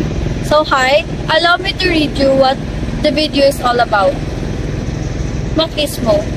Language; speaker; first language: English; non-native, local second language; Filipino